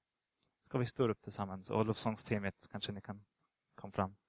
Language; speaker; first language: Swedish; non-native, fluent; English